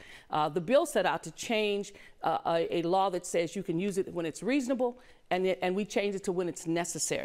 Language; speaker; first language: English; native; English